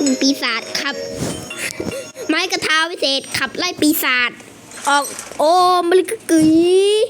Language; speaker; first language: Thai; native; Thai